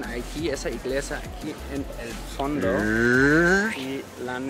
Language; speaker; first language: Spanish; non-native, fluent; German